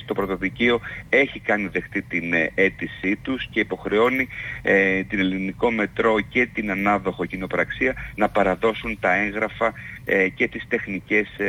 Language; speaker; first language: Greek; native; Greek